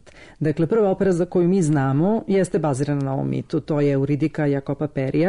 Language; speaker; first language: Serbian; native; Serbian